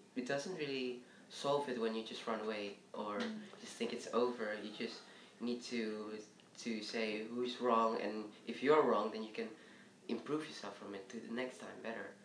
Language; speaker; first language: English; early bilingual, other home language; Indonesian